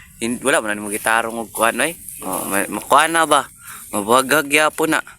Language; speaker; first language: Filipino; non-native, local second language; Cebuano